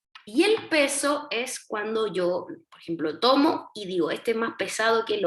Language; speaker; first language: Spanish; native; Spanish